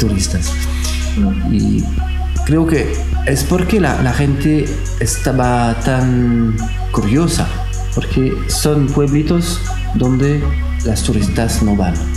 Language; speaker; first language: Spanish; non-native, fluent; French